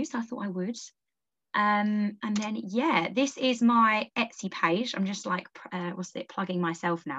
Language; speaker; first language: English; native; English